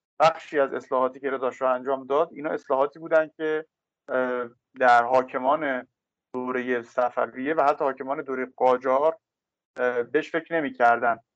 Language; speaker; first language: Persian; native; Persian